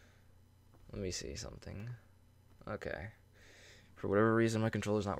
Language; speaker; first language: English; native; English